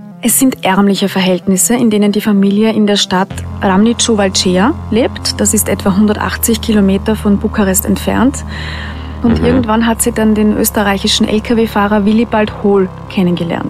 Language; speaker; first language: German; native; German